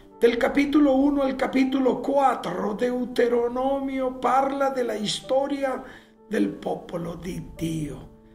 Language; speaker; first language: Italian; non-native, fluent; Spanish